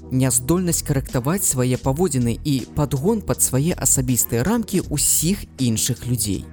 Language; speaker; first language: Belarusian; non-native, local second language; Russian